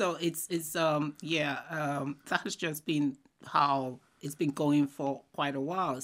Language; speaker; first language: English; non-native, local second language; Igbo